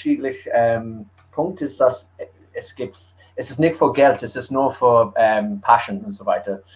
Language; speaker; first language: German; early bilingual, heritage; English